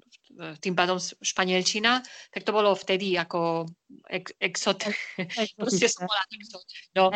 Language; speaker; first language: Slovak; non-native, fluent; Spanish